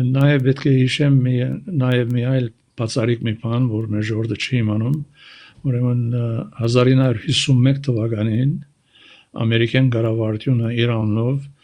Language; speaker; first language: Armenian; early bilingual, heritage; Armenian